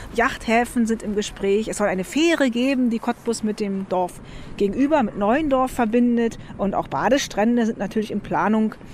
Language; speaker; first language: German; native; German